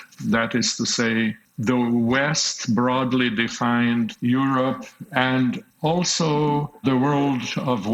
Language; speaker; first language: English; non-native, fluent; Slovak